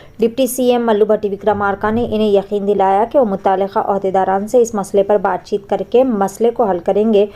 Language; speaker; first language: Urdu; native; Urdu